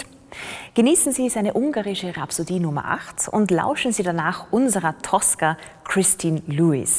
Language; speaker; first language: German; native; German